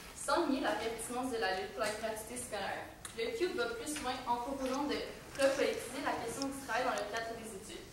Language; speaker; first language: French; native; French